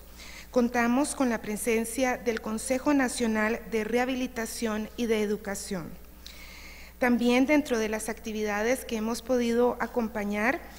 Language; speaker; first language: Spanish; native; Spanish